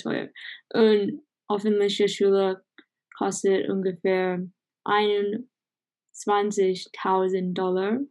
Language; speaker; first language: German; non-native, learner; English